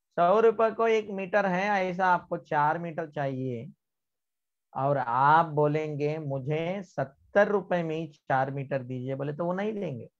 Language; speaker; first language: Hindi; non-native, local second language; Marathi